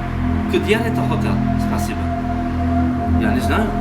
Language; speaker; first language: Russian; non-native, learner; English